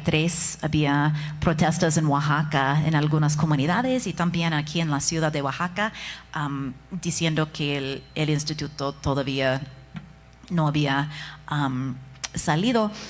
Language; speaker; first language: Spanish; non-native, fluent; English